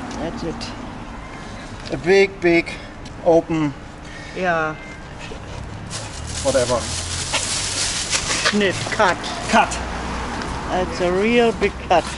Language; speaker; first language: English; non-native, learner; German